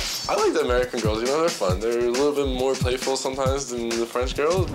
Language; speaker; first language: English; non-native, fluent; French